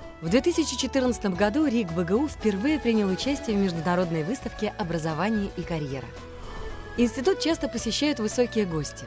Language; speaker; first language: Russian; native; Russian